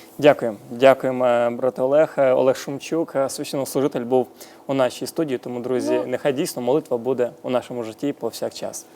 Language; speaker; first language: Ukrainian; native; Ukrainian